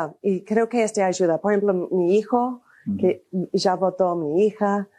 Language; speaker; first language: Spanish; non-native, fluent; English